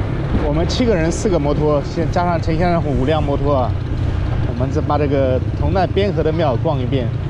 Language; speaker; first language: Chinese; native; Chinese